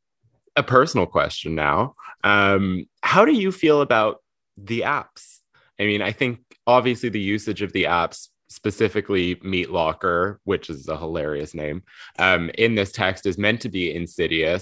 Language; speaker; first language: English; native; English